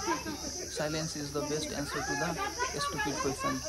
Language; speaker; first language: English; non-native, fluent; Nepali